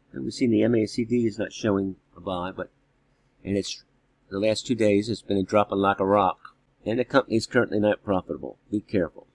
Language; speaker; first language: English; native; English